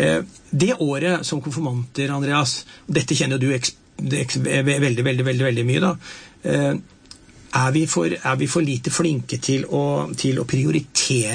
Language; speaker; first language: Norwegian; native; Norwegian